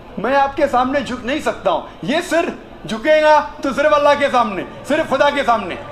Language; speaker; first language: Hindi; non-native, local second language; Konkani